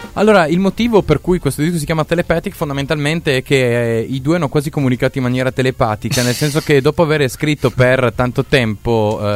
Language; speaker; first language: Italian; native; Italian